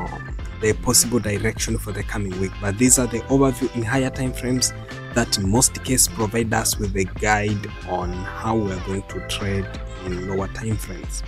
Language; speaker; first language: English; non-native, local second language; Swahili